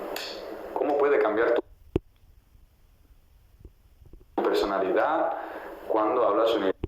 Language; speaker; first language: Spanish; non-native, fluent; Italian